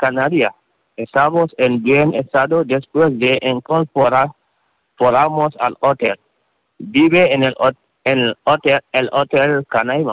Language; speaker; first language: Spanish; non-native, learner; Wolof